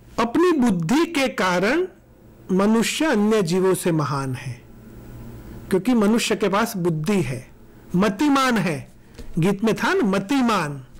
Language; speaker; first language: Hindi; non-native, local second language; Gujarati